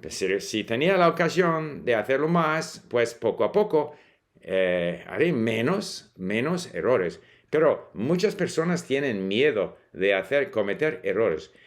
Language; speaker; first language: Spanish; non-native, fluent; English